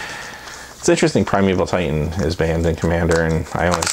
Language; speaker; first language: English; native; English